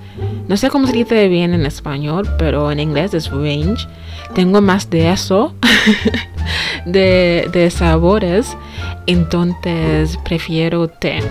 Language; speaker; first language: Spanish; non-native, fluent; English